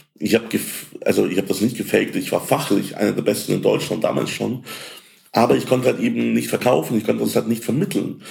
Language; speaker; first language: German; early bilingual, other home language; Ukrainian